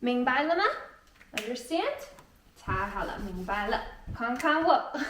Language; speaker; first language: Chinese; non-native, learner; English